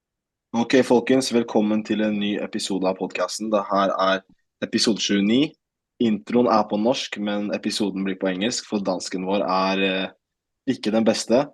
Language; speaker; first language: Norwegian; native; Norwegian